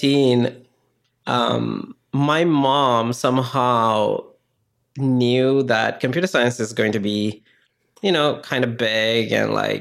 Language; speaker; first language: English; non-native, local second language; Sinhala